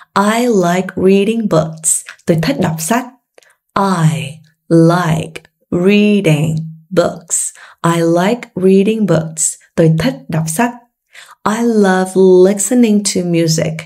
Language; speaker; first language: English; non-native, fluent; Vietnamese